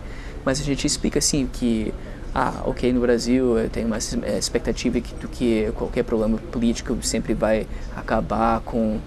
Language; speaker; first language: Portuguese; non-native, fluent; English